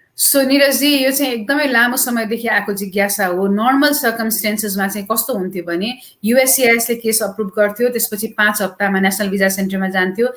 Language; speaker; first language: Nepali; native; Nepali